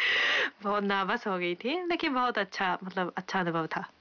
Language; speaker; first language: Hindi; non-native, fluent; Japanese